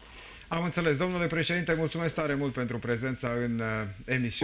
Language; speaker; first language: Romanian; native; Romanian